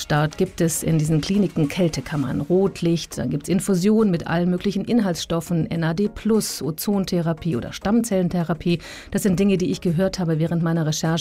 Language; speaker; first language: German; native; German